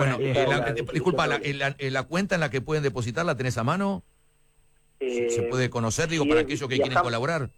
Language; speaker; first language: Spanish; native; Spanish